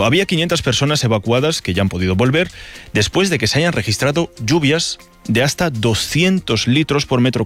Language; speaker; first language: Spanish; native; Spanish